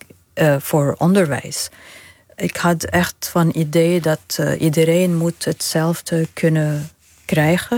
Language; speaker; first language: Dutch; non-native, fluent; Arabic